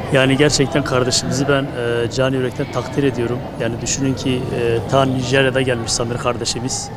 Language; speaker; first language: Turkish; native; Turkish